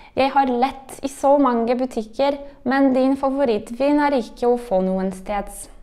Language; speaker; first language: Norwegian; non-native, fluent; Polish